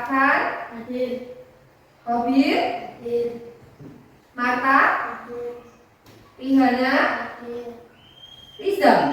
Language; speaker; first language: Malay; native; Malay